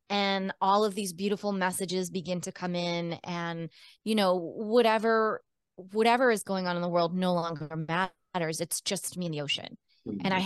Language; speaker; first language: English; native; English